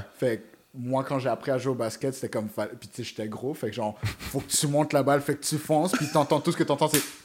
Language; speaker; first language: French; native; French